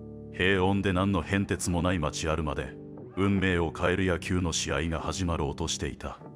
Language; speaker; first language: Japanese; native; Japanese